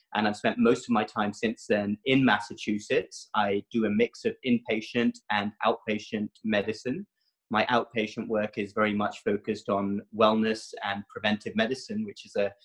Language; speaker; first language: English; native; English